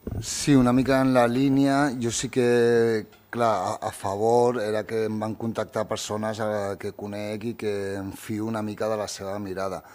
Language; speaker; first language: Catalan; early bilingual, other home language; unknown